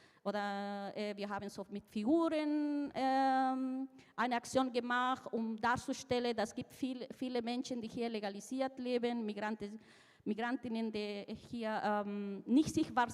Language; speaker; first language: German; non-native, fluent; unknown